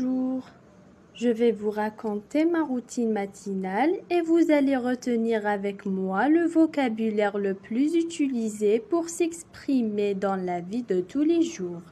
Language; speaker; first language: French; non-native, local second language; Arabic